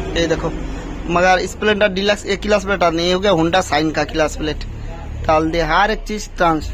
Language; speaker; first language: Hindi; non-native, local second language; Bangla